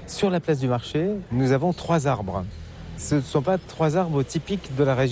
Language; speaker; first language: French; native; French